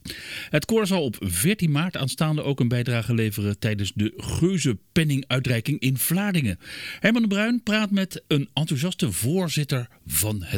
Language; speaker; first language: Dutch; native; Dutch